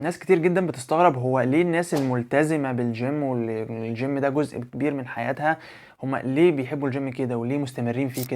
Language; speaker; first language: Arabic; native; Arabic